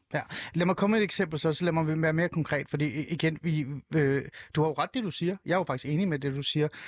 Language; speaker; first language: Danish; early bilingual, other home language; Persian